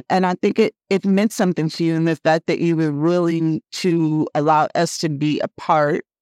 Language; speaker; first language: English; native; English